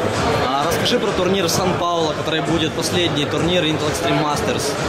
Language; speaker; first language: Russian; native; Russian